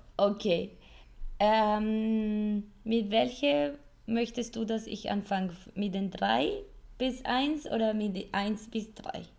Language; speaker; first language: German; non-native, learner; Spanish